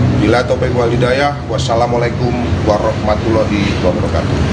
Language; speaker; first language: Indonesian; native; Indonesian